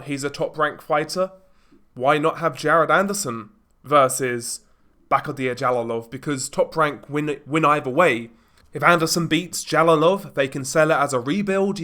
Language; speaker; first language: English; native; English